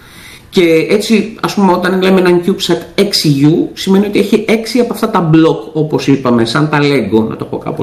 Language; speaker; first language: Greek; native; Greek